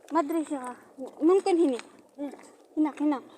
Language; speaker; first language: Arabic; non-native, learner; Filipino